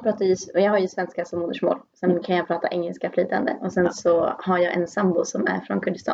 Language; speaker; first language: Swedish; native; Swedish